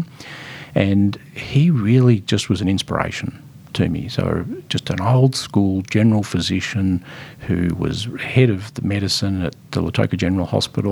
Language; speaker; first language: English; native; English